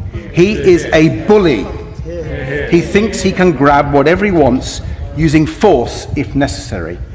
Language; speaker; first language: English; native; English